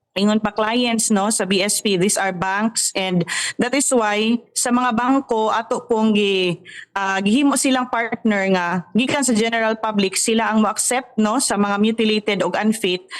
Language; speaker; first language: Cebuano; native; Cebuano